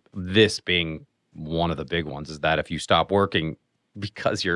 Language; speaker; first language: English; native; English